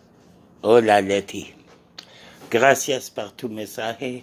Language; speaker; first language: Spanish; non-native, learner; French